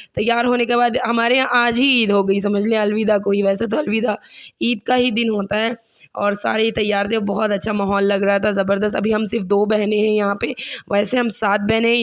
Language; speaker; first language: Hindi; native; Hindi